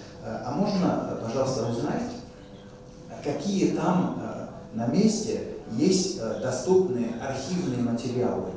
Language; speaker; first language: Russian; non-native, fluent; French